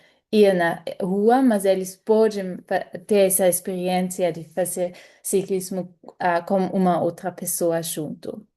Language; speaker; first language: Portuguese; non-native, fluent; German